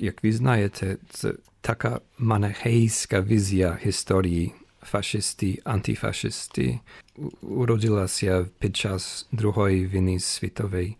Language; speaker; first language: Ukrainian; non-native, fluent; English